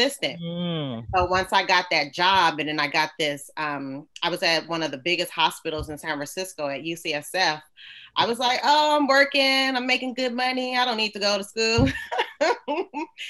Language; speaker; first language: English; native; English